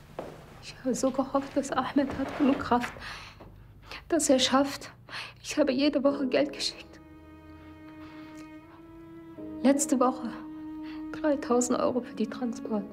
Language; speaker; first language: German; non-native, learner; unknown